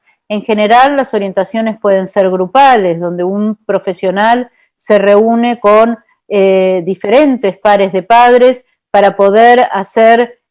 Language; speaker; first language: Spanish; native; Spanish